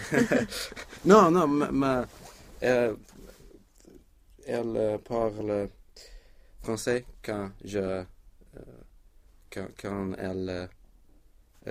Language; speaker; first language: French; non-native, learner; Swedish